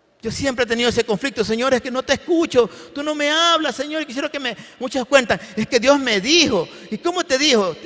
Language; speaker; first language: Spanish; native; Spanish